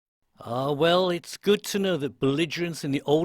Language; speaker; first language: English; native; English